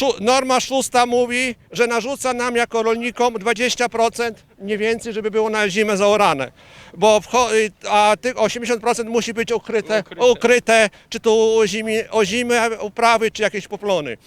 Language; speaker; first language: Polish; native; Polish